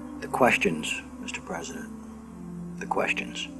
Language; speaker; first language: English; native; English